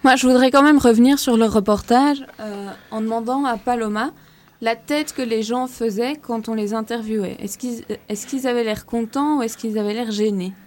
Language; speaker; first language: French; native; French